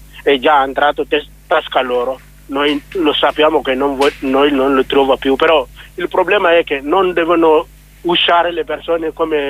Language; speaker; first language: Italian; non-native, learner; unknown